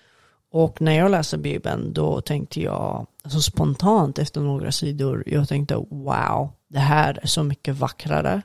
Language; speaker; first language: Swedish; non-native, fluent; Arabic